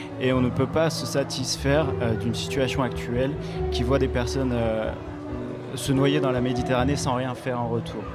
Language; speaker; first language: French; native; French